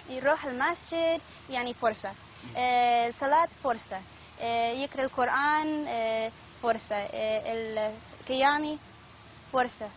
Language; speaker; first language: Egyptian Arabic; non-native, learner; Spanish